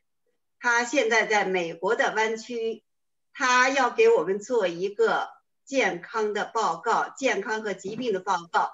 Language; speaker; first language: Chinese; native; Chinese